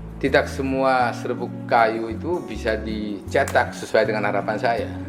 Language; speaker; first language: Indonesian; non-native, fluent; Korean